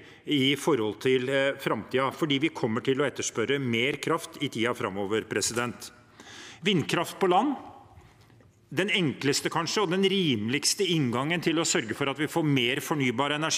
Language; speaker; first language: Norwegian; native; Norwegian